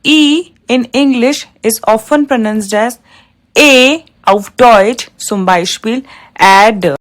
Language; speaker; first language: German; non-native, fluent; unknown